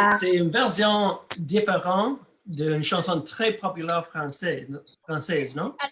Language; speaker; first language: French; non-native, learner; English